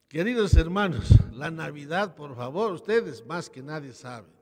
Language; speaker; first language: Spanish; native; Spanish